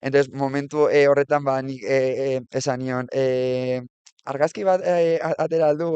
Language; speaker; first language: Basque; non-native, local second language; Spanish